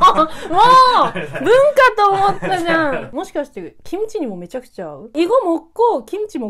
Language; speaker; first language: Korean; non-native, learner; Japanese